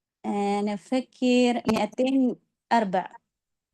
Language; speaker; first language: Arabic; non-native, learner; Malayalam